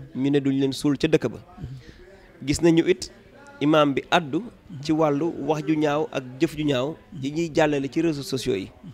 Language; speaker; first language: Wolof; native; Wolof